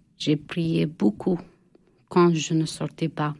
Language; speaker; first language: French; non-native, learner; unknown